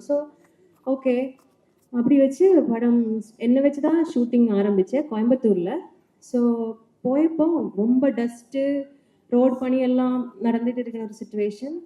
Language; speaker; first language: Tamil; non-native, learner; Malayalam